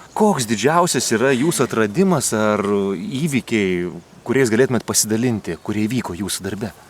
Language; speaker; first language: Lithuanian; native; Lithuanian